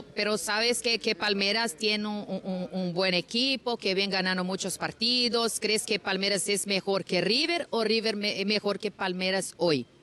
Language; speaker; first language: Spanish; non-native, learner; Portuguese